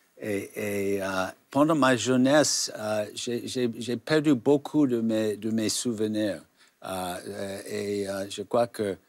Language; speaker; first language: French; non-native, fluent; English